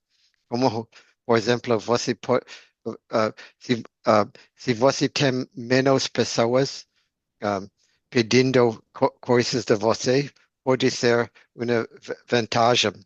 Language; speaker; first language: Portuguese; non-native, learner; English